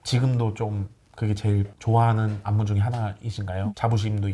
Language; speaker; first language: Korean; native; Korean